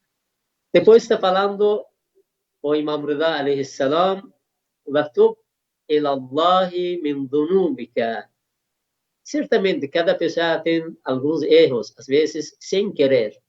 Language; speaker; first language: Portuguese; non-native, learner; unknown